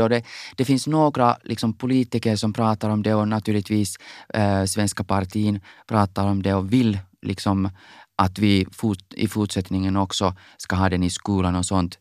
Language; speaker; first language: Swedish; non-native, local second language; Finnish